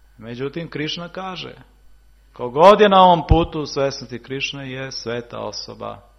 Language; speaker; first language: Serbian; native; Serbian